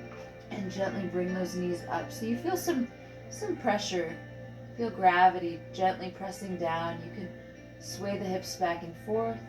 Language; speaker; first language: English; native; English